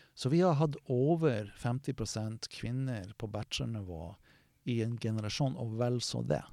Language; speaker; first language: Norwegian; non-native, fluent; English